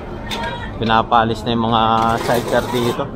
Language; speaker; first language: Filipino; native; Filipino